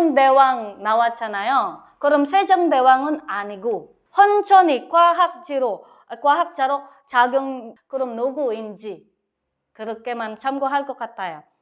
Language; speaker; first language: Korean; non-native, fluent; Filipino